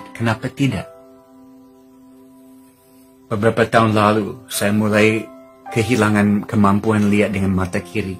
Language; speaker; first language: Indonesian; non-native, fluent; English